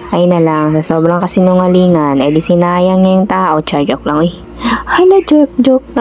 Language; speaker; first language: Filipino; non-native, local second language; Hiligaynon